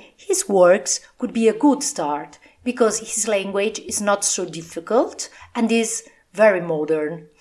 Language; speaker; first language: English; non-native, fluent; Italian